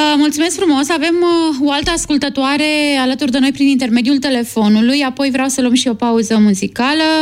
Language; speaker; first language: Romanian; native; Romanian